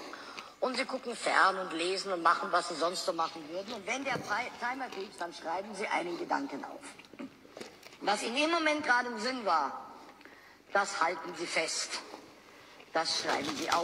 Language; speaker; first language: German; native; German